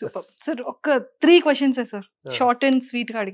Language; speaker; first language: Telugu; native; Telugu